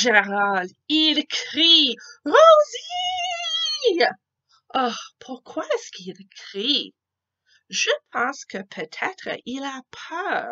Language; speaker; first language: French; non-native, fluent; English